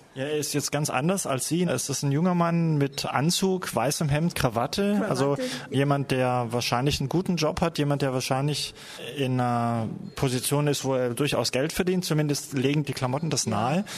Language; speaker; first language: German; native; German